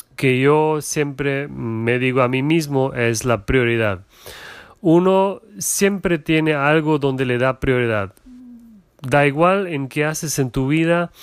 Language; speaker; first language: Spanish; non-native, fluent; German